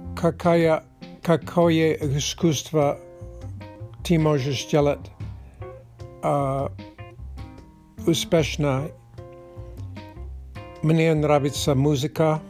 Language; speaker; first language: Russian; non-native, learner; English